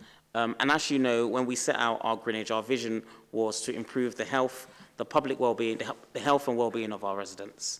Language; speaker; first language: English; native; English